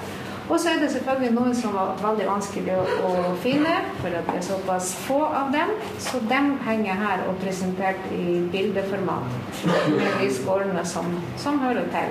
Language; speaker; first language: Norwegian; non-native, fluent; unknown